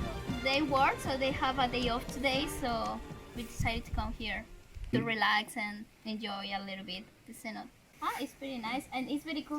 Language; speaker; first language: English; non-native, fluent; Spanish